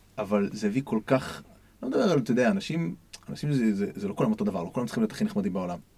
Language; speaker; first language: Hebrew; native; Hebrew